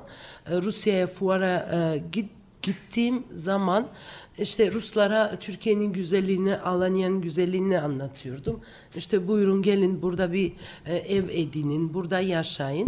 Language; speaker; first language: Turkish; non-native, fluent; Georgian